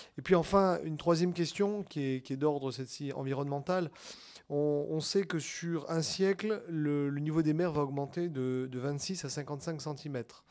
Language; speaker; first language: French; native; French